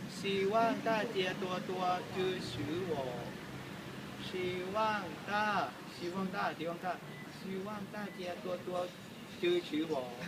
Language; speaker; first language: Chinese; non-native, learner; Thai